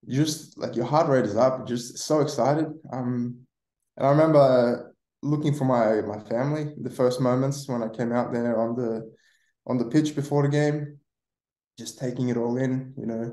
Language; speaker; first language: English; native; English